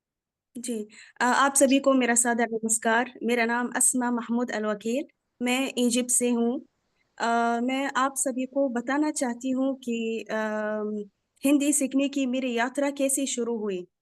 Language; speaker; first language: Hindi; non-native, fluent; Arabic